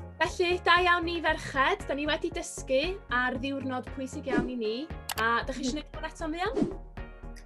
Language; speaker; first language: Welsh; native; Welsh